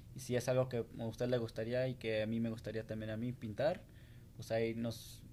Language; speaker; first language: Spanish; early bilingual, heritage; Spanish